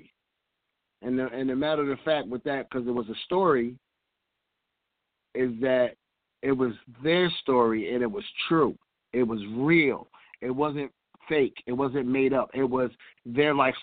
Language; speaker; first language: English; native; English